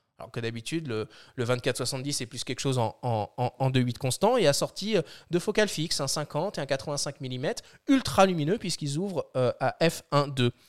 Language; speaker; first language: French; native; French